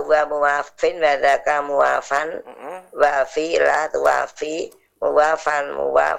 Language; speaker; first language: Arabic; non-native, learner; Indonesian